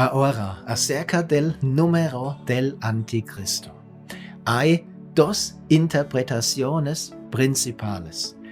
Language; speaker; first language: Spanish; non-native, fluent; German